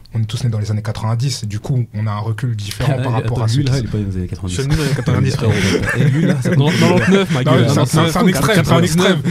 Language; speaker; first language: French; native; French